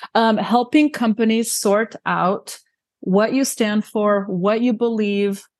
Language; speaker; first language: English; early bilingual, other home language; Romanian